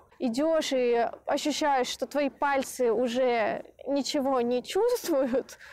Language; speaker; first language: Russian; native; Russian